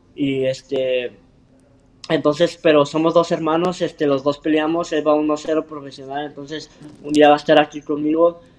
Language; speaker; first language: Spanish; early bilingual, heritage; Spanish